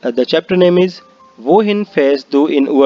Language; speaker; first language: German; non-native, learner; Hindi